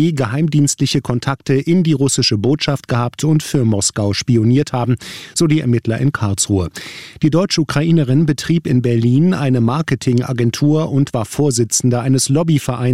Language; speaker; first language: German; native; German